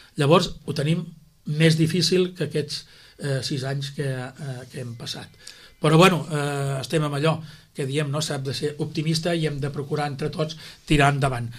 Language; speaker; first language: Catalan; native; Catalan